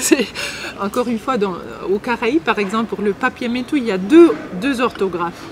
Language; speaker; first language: French; non-native, fluent; German